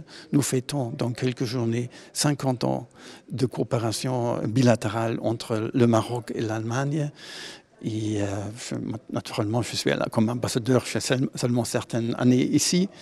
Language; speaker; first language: French; non-native, fluent; German